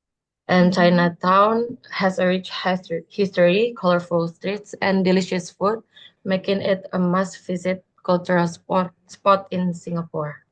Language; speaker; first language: English; non-native, learner; Indonesian